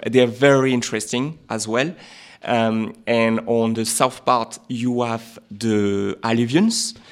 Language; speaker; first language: English; non-native, fluent; French